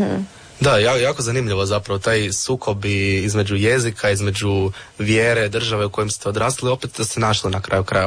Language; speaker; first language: Serbian; native; Serbian